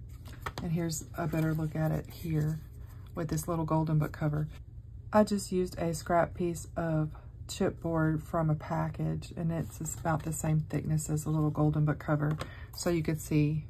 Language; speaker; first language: English; native; English